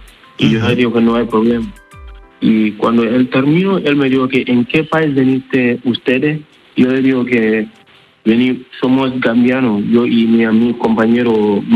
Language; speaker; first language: Spanish; non-native, learner; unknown